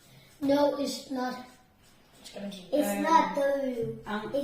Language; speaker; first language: English; non-native, learner; Danish